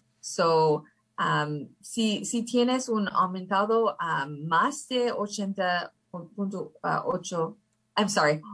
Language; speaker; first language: Spanish; early bilingual, heritage; English